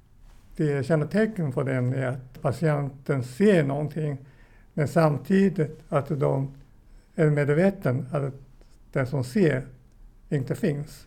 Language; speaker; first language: Swedish; non-native, fluent; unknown